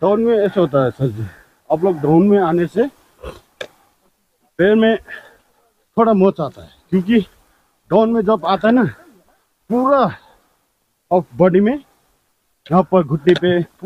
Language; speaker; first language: Hindi; non-native, local second language; Nepali